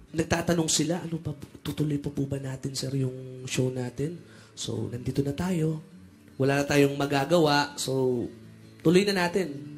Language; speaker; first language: Filipino; native; Filipino